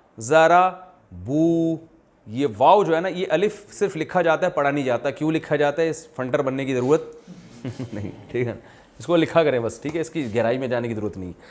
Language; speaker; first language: Urdu; native; Urdu